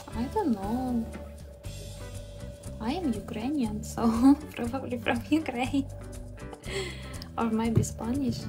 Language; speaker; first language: English; non-native, learner; Ukrainian